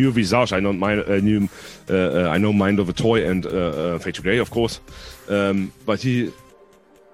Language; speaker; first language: English; non-native, fluent; Hungarian